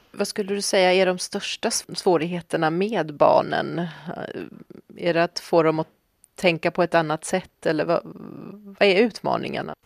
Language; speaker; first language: Swedish; native; Swedish